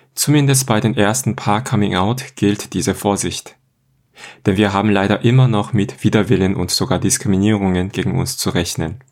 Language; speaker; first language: German; non-native, fluent; Korean